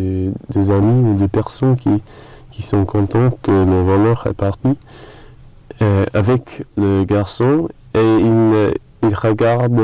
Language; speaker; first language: French; non-native, learner; English